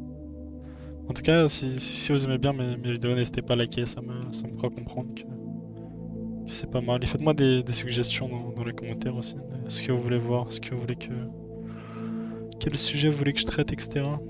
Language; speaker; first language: French; native; French